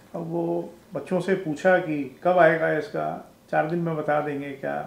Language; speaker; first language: Hindi; native; Hindi